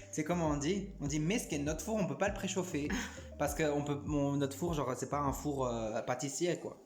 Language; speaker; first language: French; early bilingual, other home language; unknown